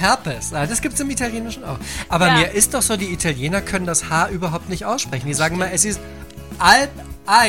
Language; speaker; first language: German; native; German